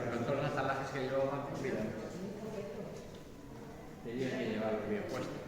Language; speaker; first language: Spanish; native; Spanish